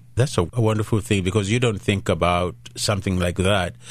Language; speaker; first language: English; non-native, local second language; Ganda